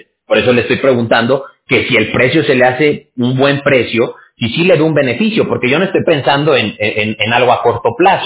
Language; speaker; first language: Spanish; native; Spanish